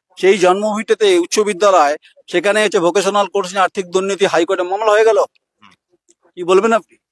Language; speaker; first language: Bangla; native; Bangla